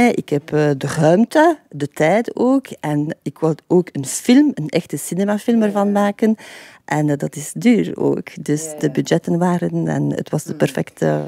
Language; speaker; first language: Dutch; non-native, fluent; French